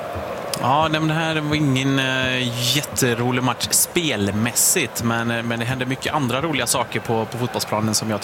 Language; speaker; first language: Swedish; native; Swedish